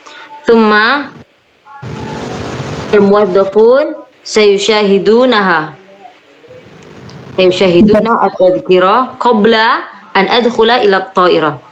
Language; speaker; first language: Arabic; non-native, fluent; Indonesian